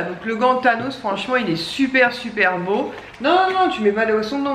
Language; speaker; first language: French; native; French